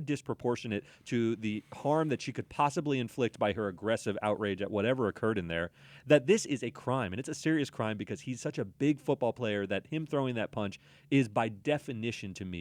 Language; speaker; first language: English; native; English